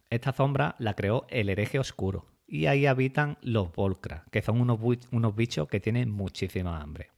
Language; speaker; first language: Spanish; native; Spanish